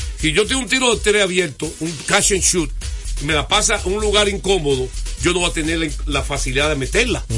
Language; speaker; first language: Spanish; native; Spanish